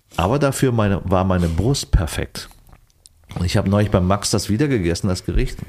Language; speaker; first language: German; early bilingual, other home language; Vietnamese